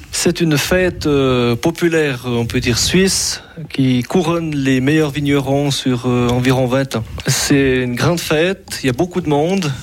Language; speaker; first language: French; native; French